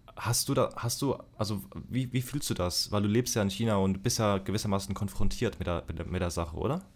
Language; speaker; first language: German; native; German